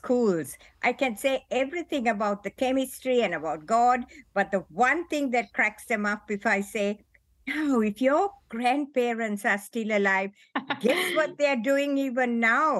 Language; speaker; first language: English; non-native, local second language; Sinhala